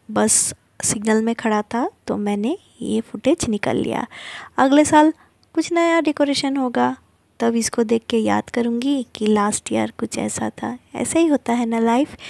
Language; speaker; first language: Hindi; non-native, local second language; Bangla